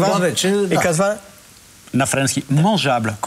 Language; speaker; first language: Bulgarian; non-native, learner; French